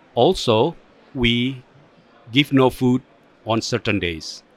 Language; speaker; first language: English; non-native, fluent; Indonesian